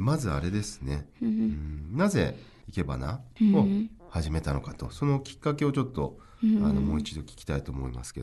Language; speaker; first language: Japanese; native; Japanese